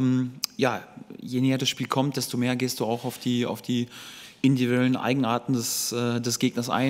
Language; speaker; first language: German; native; German